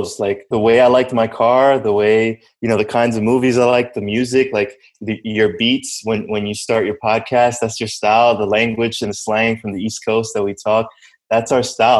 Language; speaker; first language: English; early bilingual, other home language; Spanish